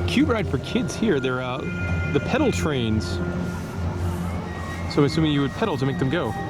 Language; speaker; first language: English; native; English